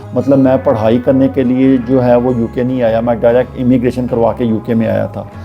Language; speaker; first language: Urdu; non-native, local second language; Punjabi